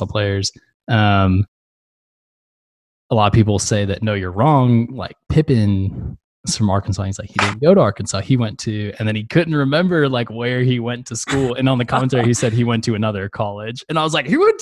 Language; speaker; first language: English; native; English